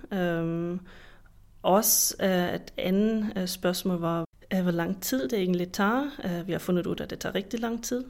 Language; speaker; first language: Danish; non-native, fluent; German